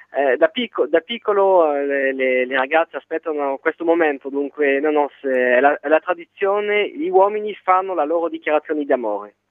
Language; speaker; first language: Italian; non-native, fluent; French